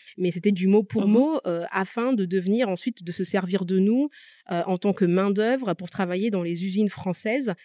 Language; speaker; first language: French; early bilingual, other home language; Malagasy